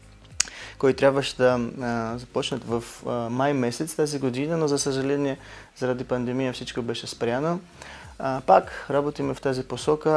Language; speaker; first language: Bulgarian; non-native, learner; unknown